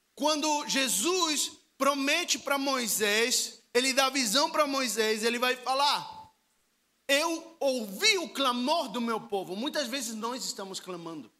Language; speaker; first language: Portuguese; non-native, fluent; Spanish